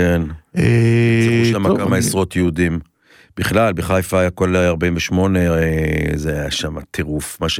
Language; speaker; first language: Hebrew; native; Hebrew